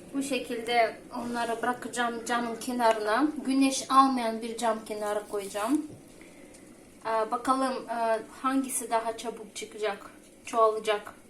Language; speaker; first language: Turkish; non-native, fluent; Russian